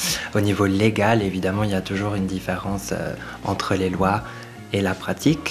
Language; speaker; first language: French; native; French